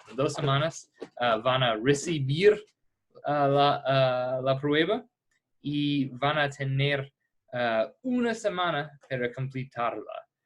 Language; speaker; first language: Spanish; non-native, fluent; English